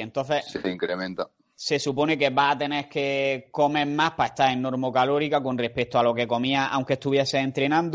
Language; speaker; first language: Spanish; native; Spanish